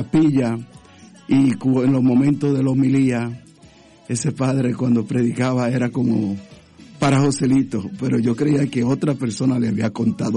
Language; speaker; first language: Spanish; native; Spanish